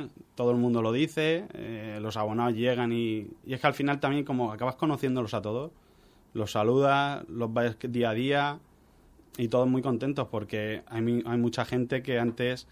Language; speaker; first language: Spanish; native; Spanish